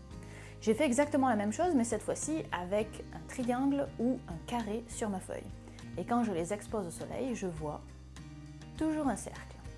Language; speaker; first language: French; native; French